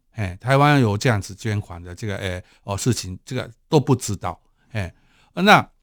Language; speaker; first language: Chinese; non-native, fluent; Japanese